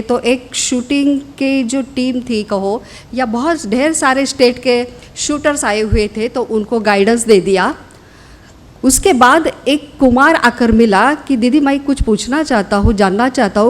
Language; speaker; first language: Hindi; native; Hindi